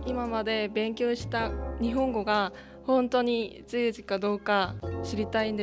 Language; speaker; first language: Japanese; non-native, learner; Korean